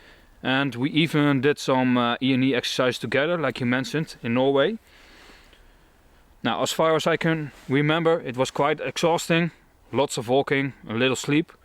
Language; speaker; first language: English; non-native, fluent; Dutch